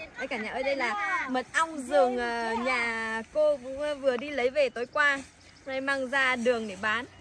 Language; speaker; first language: Vietnamese; non-native, local second language; Hmong